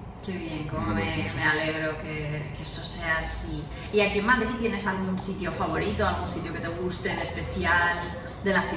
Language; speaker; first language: Spanish; native; Spanish